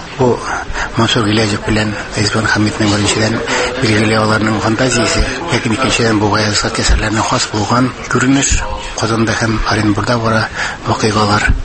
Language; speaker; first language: Tatar; native; Tatar